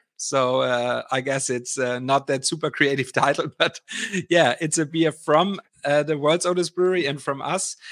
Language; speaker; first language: English; non-native, fluent; German